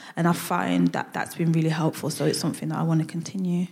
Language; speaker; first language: English; native; English